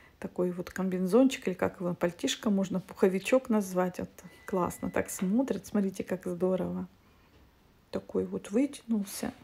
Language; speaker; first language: Russian; native; Russian